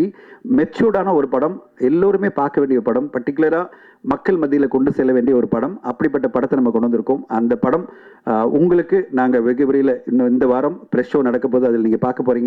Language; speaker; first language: Tamil; native; Tamil